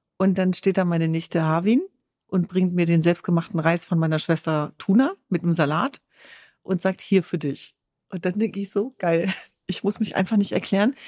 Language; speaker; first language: German; early bilingual, other home language; Kurdish